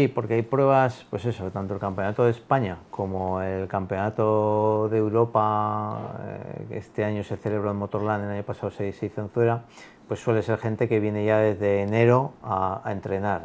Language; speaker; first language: Spanish; native; Spanish